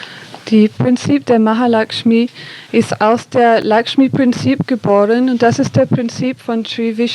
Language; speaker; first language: German; non-native, fluent; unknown